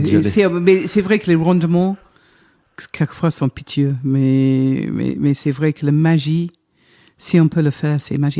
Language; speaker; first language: French; non-native, fluent; English